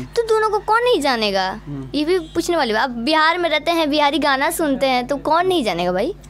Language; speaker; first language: Hindi; non-native, local second language; Bhojpuri